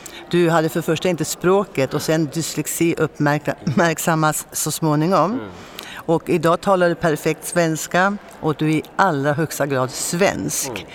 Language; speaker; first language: Swedish; native; Swedish